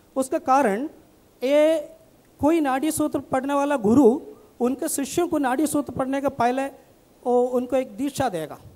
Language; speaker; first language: Hindi; non-native, local second language; Malayalam